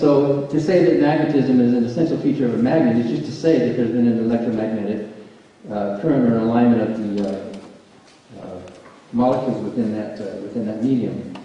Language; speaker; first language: English; native; English